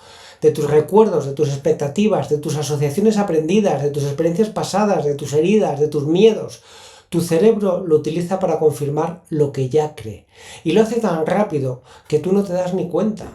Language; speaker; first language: Spanish; native; Spanish